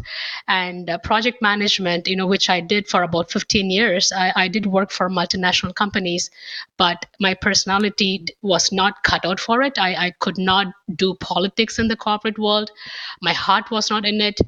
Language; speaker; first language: English; non-native, local second language; Tamil